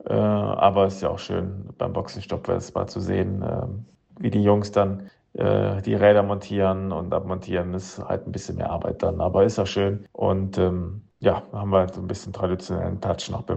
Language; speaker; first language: German; native; German